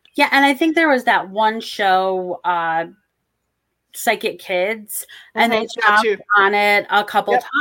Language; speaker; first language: English; native; English